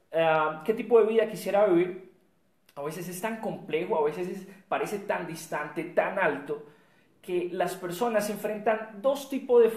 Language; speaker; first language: Spanish; native; Spanish